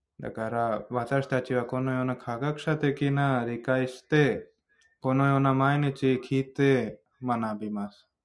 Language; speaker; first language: Japanese; non-native, fluent; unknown